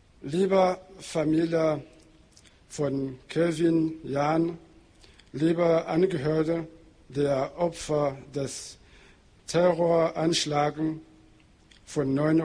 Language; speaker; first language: German; non-native, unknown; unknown